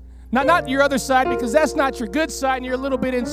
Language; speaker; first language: English; early bilingual, other home language; Spanish